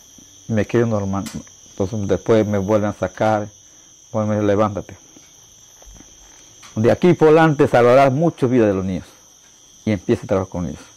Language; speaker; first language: Spanish; non-native, local second language; Shipibo-Conibo